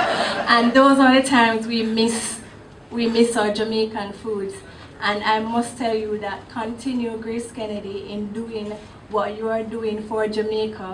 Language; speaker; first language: English; non-native, local second language; Jamaican Creole English